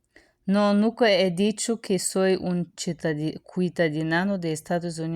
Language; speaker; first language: Spanish; non-native, fluent; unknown